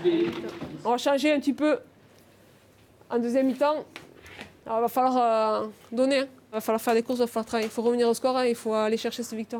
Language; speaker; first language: French; native; French